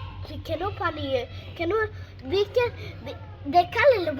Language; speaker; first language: Swedish; early bilingual, other home language; Bangla